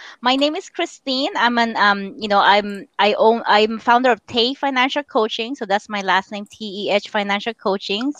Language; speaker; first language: English; non-native, local second language; Min Nan Chinese